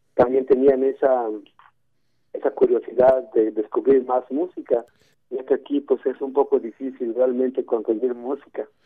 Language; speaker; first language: Spanish; non-native, local second language; Tzotzil